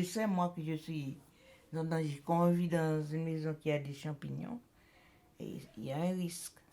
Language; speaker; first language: French; non-native, learner; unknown